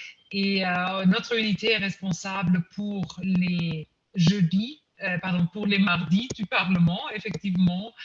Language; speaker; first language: French; non-native, fluent; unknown